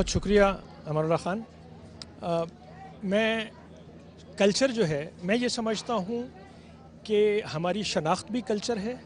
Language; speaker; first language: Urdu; non-native, local second language; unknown